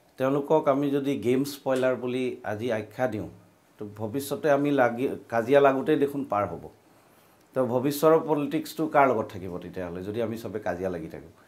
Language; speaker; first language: Assamese; native; Assamese